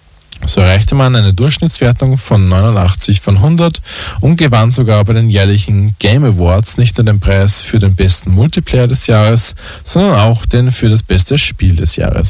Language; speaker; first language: German; native; German